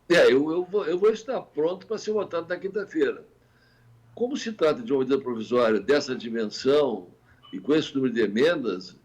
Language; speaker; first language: Portuguese; native; Portuguese